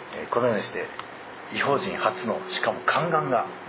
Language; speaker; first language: Japanese; native; Japanese